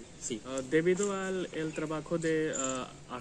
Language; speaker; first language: Spanish; non-native, learner; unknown